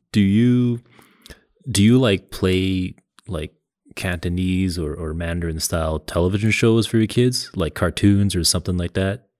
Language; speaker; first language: English; early bilingual, other home language; Cantonese